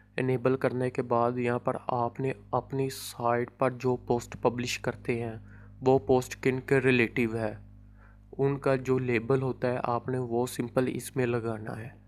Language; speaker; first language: Urdu; non-native, local second language; Punjabi